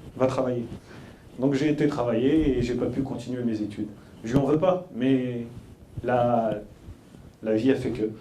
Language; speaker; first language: French; early bilingual, other home language; Arabic